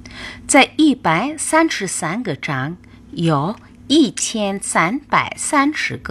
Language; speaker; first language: Chinese; non-native, fluent; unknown